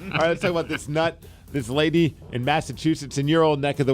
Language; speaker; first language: English; native; English